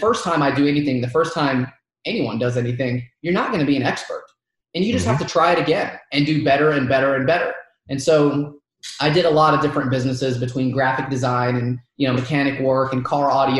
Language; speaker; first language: English; early bilingual, other home language; Arabic